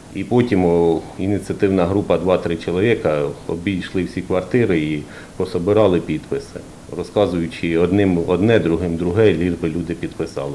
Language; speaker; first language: Ukrainian; native; Ukrainian